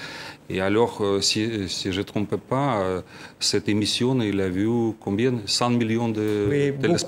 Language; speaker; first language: French; non-native, fluent; Ukrainian